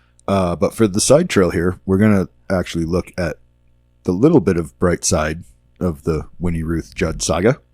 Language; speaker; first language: English; native; English